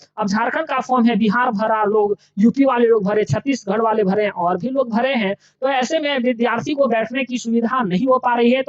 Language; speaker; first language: Hindi; native; Hindi